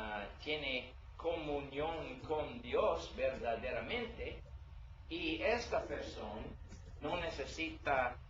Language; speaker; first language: Spanish; non-native, learner; English